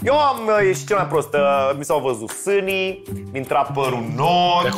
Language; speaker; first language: Romanian; native; Romanian